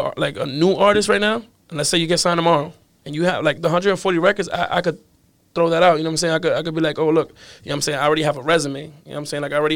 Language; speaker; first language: English; native; English